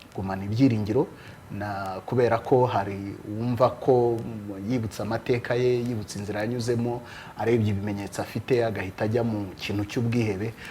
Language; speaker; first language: Kinyarwanda; native; Kinyarwanda